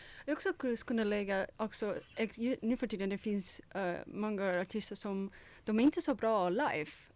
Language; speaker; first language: Swedish; non-native, fluent; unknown